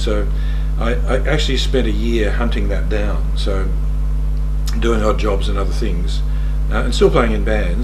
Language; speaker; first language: English; native; English